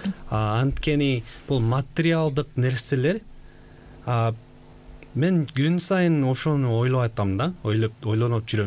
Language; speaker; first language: Kyrgyz; non-native, fluent; Korean